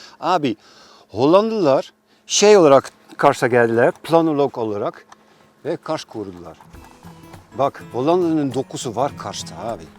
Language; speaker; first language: Turkish; non-native, fluent; Dutch